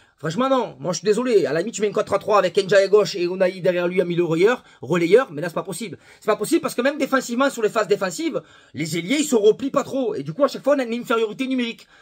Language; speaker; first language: French; native; French